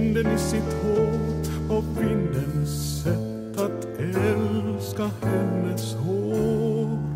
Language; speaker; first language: Swedish; non-native, fluent; Icelandic